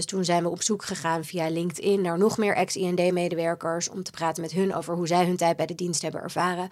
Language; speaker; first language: Dutch; native; Dutch